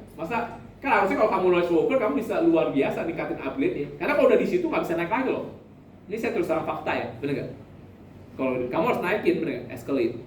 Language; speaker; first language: Indonesian; native; Indonesian